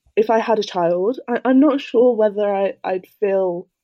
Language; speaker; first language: English; native; English